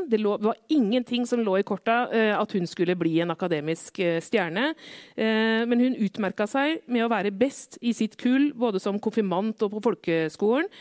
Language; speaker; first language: Norwegian; native; Norwegian